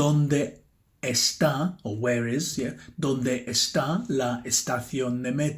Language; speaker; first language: Spanish; non-native, fluent; English